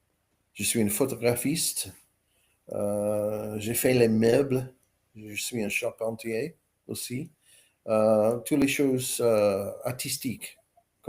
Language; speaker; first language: French; non-native, learner; English